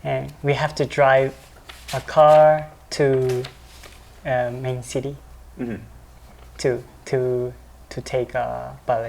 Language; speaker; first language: English; non-native, learner; Japanese